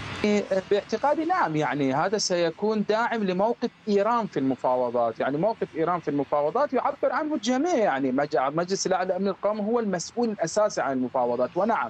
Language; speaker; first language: Arabic; non-native, fluent; Persian